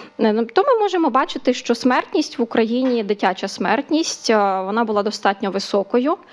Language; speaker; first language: Ukrainian; native; Ukrainian